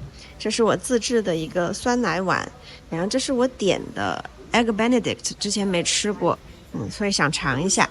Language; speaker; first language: Chinese; native; Chinese